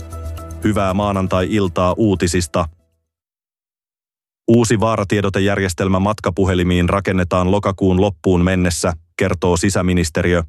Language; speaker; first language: Finnish; native; Finnish